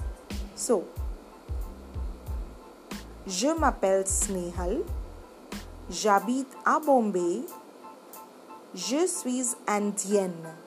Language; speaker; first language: French; non-native, fluent; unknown